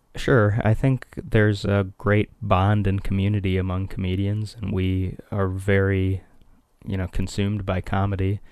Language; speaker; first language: English; early bilingual, other home language; Hindi